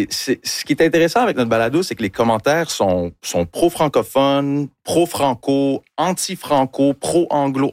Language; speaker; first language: French; non-native, local second language; English